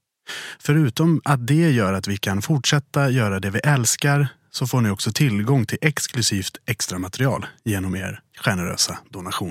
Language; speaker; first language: Swedish; native; Swedish